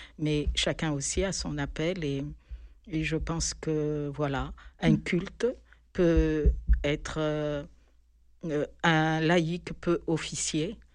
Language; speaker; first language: French; non-native, local second language; Malagasy